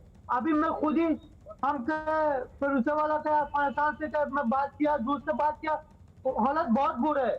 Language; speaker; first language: Hindi; non-native, learner; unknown